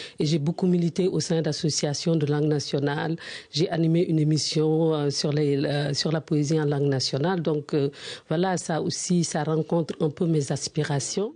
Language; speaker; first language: French; non-native, local second language; Wolof